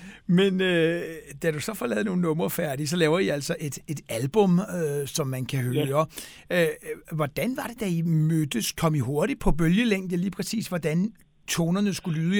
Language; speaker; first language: Danish; native; Danish